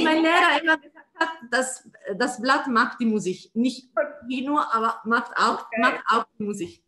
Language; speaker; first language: German; non-native, fluent; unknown